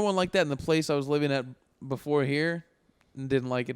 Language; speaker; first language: English; native; English